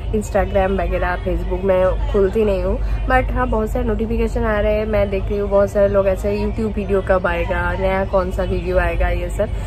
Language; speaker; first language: Hindi; non-native, local second language; Bangla